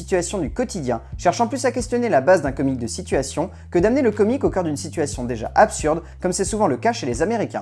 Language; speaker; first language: French; native; French